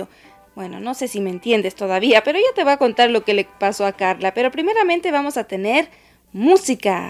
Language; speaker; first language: Spanish; native; Spanish